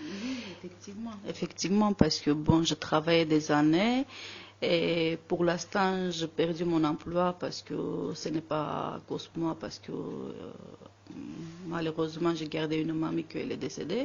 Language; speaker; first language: French; non-native, learner; Armenian